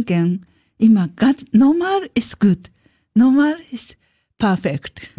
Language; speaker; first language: German; non-native, learner; Japanese